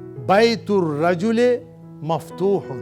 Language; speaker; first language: Arabic; non-native, fluent; Hindi